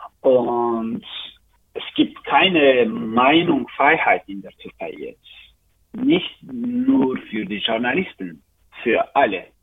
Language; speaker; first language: German; non-native, learner; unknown